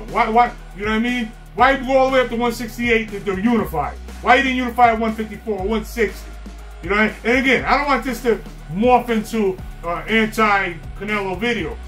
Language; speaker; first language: English; native; English